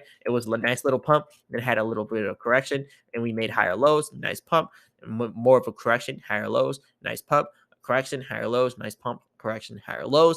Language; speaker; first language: English; native; English